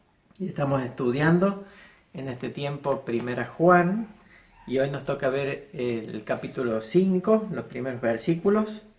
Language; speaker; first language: Spanish; native; Spanish